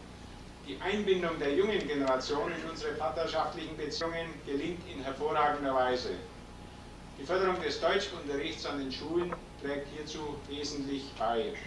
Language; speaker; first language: German; native; German